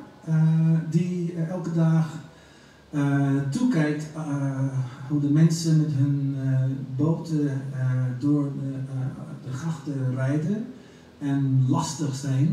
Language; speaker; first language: Dutch; non-native, learner; English